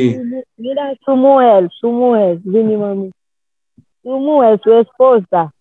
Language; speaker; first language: Spanish; non-native, learner; Haitian Creole